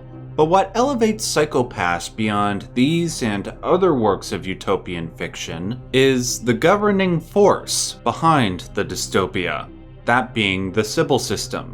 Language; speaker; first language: English; native; English